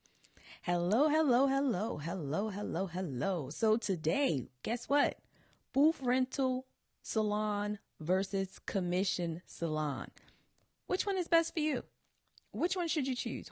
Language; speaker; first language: English; native; English